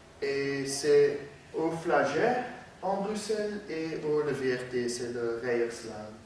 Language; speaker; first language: French; non-native, learner; Dutch